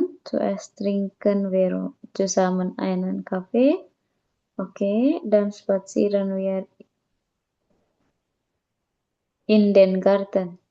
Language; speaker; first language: German; non-native, learner; Indonesian